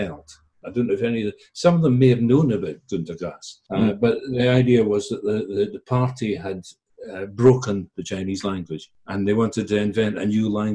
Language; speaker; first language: English; early bilingual, other home language; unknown